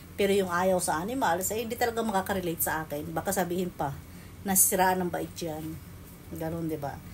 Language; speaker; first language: Filipino; native; Filipino